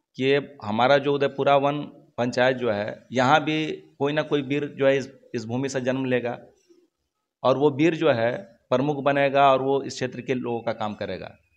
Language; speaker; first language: Hindi; native; Hindi